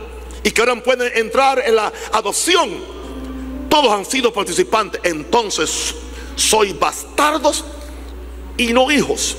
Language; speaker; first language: Spanish; native; Spanish